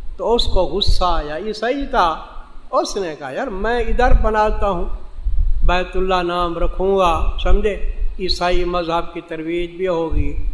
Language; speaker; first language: Urdu; non-native, local second language; Saraiki